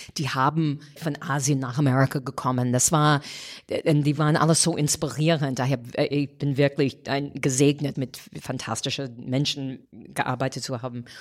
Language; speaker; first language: German; non-native, fluent; English